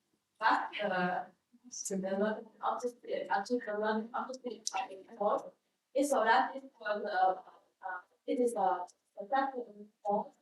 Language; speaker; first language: English; non-native, learner; Vietnamese